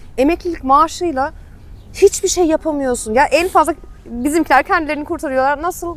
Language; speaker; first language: Turkish; early bilingual, heritage; Turkish